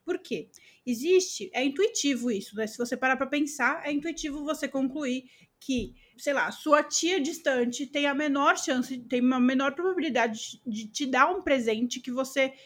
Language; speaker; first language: Portuguese; native; Portuguese